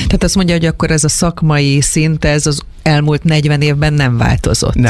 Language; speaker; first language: Hungarian; native; Hungarian